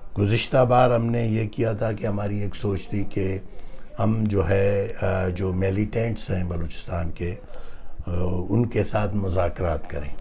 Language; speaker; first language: Urdu; non-native, local second language; Baluchi